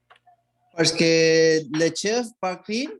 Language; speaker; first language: French; non-native, learner; Spanish